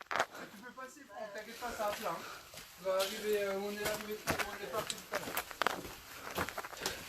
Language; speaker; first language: French; native; French